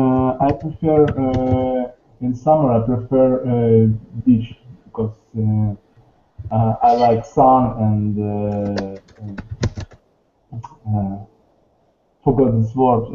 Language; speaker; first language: English; non-native, learner; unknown